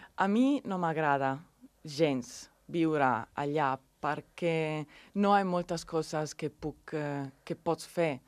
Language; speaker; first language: Catalan; non-native, learner; Italian